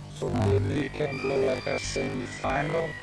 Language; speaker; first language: English; non-native, learner; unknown